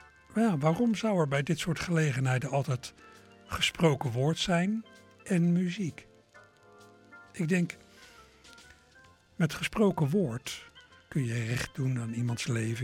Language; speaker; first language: Dutch; native; Dutch